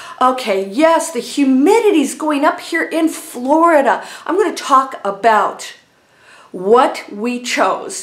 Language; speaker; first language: English; native; English